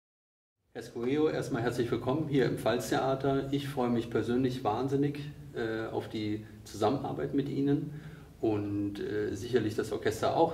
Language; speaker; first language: German; native; German